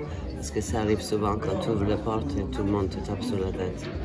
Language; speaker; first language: French; non-native, fluent; Italian